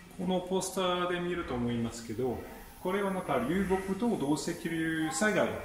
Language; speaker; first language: Japanese; non-native, fluent; French